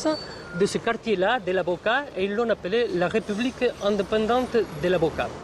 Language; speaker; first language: French; non-native, fluent; Spanish